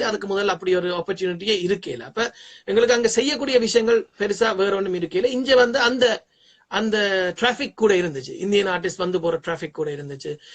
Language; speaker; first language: Tamil; early bilingual, heritage; Tamil